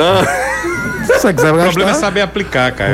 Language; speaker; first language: Portuguese; native; Portuguese